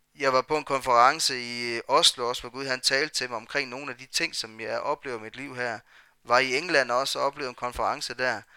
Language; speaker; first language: Danish; native; Danish